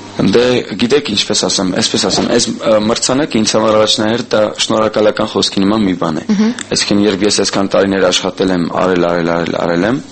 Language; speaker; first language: Armenian; early bilingual, heritage; Armenian